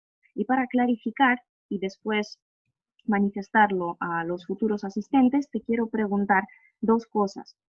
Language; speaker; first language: Spanish; non-native, fluent; Russian